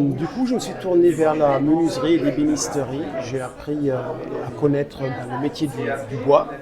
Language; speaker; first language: French; non-native, fluent; German